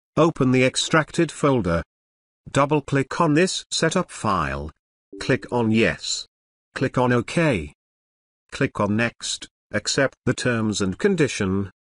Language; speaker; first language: English; non-native, local second language; Bangla